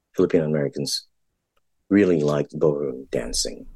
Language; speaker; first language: English; non-native, local second language; Filipino